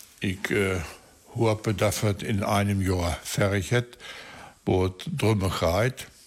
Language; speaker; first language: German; native; German